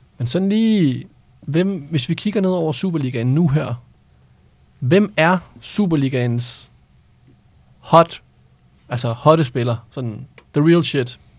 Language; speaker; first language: Danish; native; Danish